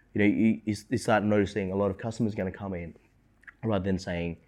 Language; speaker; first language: English; early bilingual, other home language; Indonesian